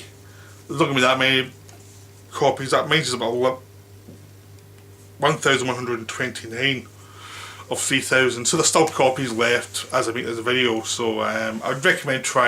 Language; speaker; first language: English; native; English